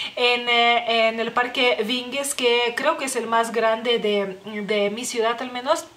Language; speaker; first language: Spanish; non-native, fluent; Lithuanian